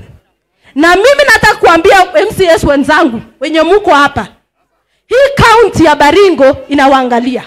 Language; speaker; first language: Swahili; non-native, local second language; Kalenjin